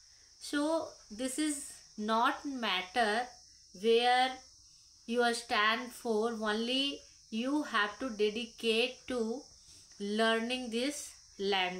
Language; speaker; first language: English; non-native, local second language; Hindi